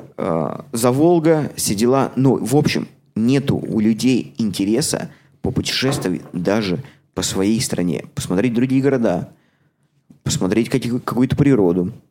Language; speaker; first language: Russian; native; Russian